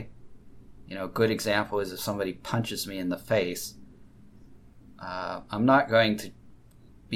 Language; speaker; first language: English; native; English